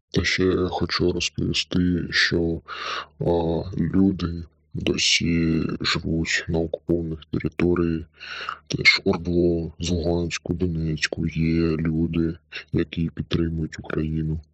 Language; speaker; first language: Ukrainian; non-native, local second language; Russian